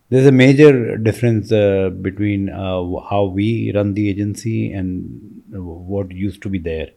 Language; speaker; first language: Urdu; native; Urdu